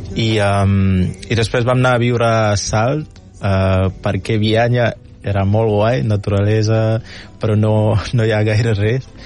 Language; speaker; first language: Catalan; non-native, fluent; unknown